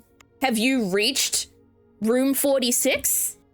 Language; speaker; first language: English; native; English